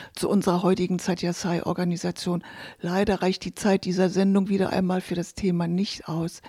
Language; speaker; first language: German; native; German